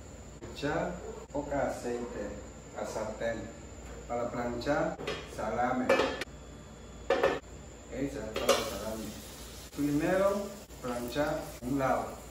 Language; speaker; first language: Spanish; non-native, learner; Chinese